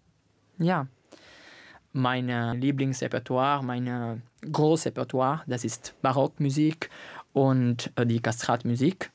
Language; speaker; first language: German; non-native, fluent; Italian